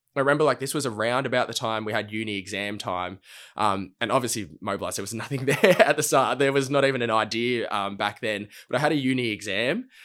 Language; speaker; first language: English; native; English